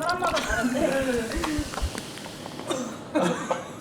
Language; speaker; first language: Korean; native; Korean